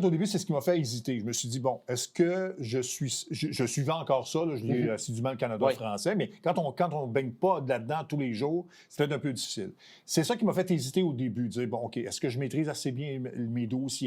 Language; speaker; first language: French; native; French